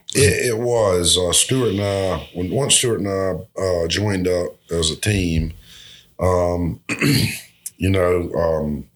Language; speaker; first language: English; native; English